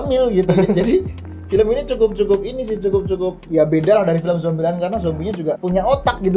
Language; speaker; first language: Indonesian; native; Indonesian